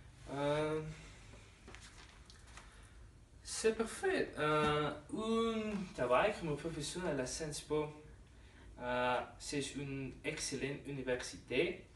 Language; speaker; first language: French; non-native, learner; Spanish